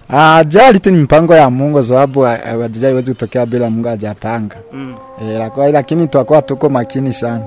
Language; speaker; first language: Swahili; non-native, local second language; Rundi